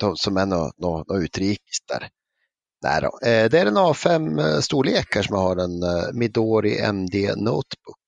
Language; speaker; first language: Swedish; native; Swedish